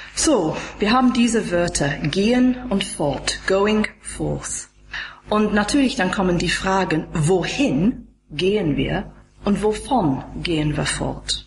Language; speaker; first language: German; non-native, fluent; English